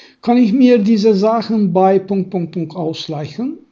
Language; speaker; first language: German; non-native, fluent; Turkish